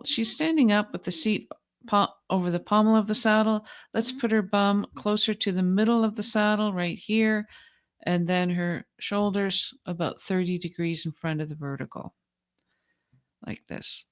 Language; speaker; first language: English; native; English